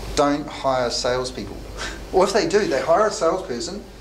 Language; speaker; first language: English; native; English